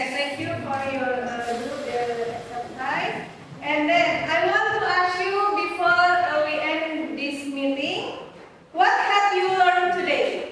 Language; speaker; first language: English; non-native, learner; Indonesian